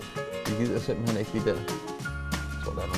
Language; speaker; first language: Danish; native; Danish